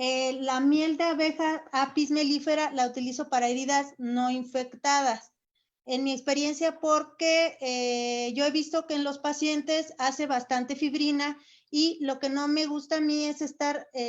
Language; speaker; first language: Spanish; native; Spanish